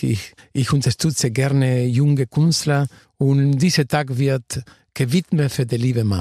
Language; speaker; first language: German; non-native, fluent; Spanish